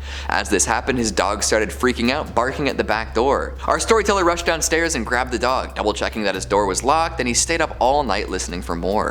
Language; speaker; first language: English; native; English